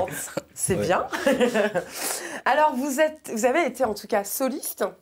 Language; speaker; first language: French; native; French